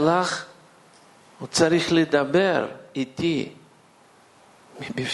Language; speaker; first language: Hebrew; non-native, fluent; Russian